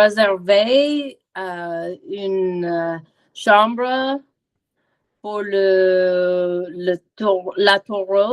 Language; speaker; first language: French; non-native, learner; English